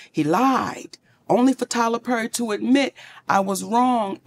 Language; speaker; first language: English; native; English